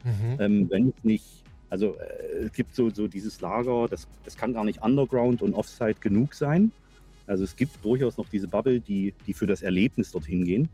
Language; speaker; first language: German; native; German